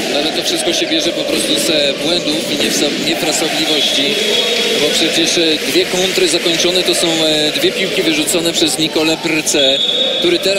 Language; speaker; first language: Polish; native; Polish